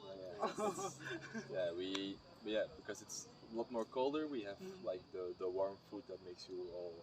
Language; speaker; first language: English; non-native, fluent; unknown